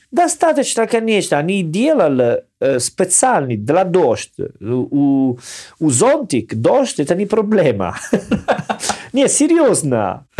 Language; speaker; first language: Russian; non-native, learner; Italian